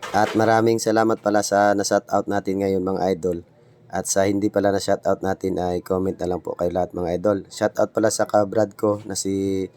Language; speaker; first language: Filipino; non-native, local second language; Cebuano